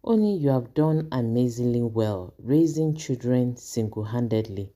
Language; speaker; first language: English; non-native, local second language; Yoruba